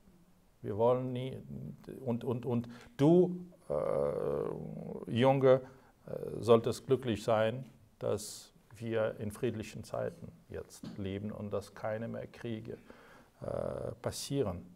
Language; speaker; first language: German; non-native, fluent; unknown